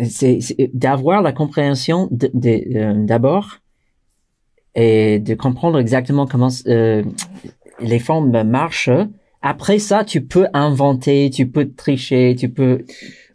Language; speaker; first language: French; non-native, fluent; English